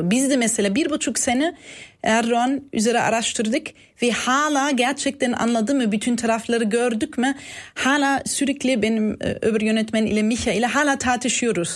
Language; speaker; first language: Turkish; non-native, fluent; German